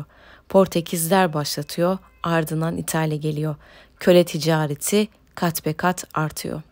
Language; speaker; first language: Turkish; native; Turkish